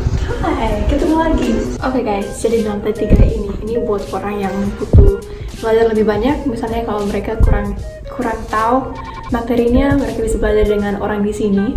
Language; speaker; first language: Indonesian; non-native, fluent; English